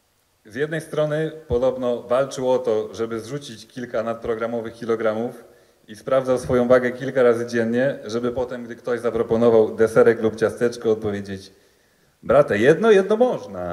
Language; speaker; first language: Polish; native; Polish